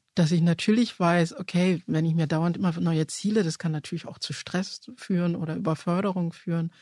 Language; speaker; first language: German; early bilingual, other home language; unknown